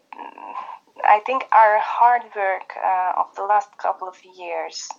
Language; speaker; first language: English; non-native, fluent; Hungarian